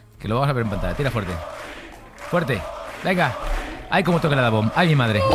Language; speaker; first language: Spanish; native; Spanish